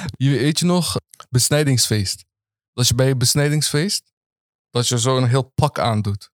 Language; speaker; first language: Dutch; early bilingual, other home language; Arabic